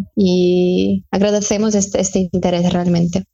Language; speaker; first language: Spanish; non-native, fluent; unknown